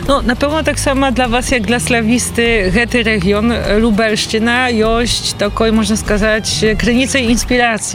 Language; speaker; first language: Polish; non-native, learner; Belarusian